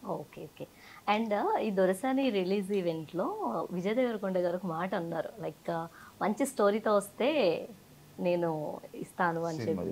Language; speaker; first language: Telugu; native; Telugu